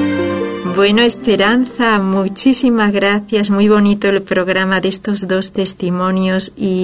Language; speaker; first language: Spanish; native; Spanish